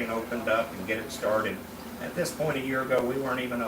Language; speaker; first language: English; native; English